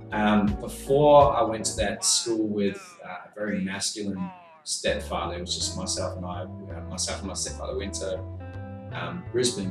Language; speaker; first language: English; native; English